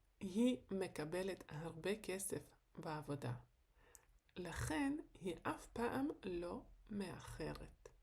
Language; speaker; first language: Hebrew; non-native, fluent; Ukrainian